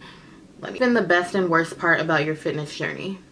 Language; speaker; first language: English; native; English